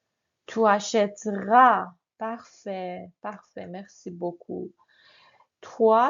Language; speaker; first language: French; non-native, fluent; Persian